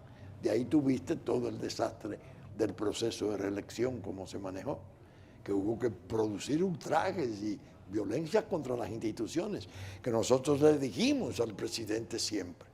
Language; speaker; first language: Spanish; native; Spanish